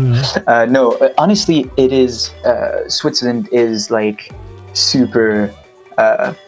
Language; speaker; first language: English; non-native, fluent; French